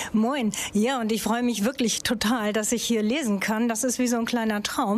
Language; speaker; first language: German; native; German